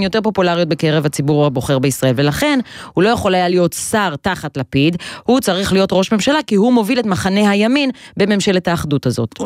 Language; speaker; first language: Hebrew; native; Hebrew